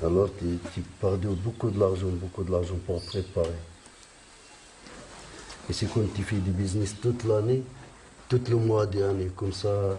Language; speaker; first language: French; non-native, local second language; Arabic